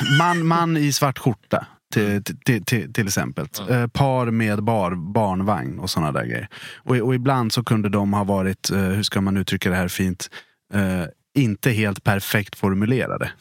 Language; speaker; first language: Swedish; native; Swedish